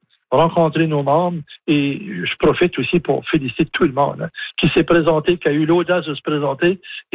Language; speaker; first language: French; native; French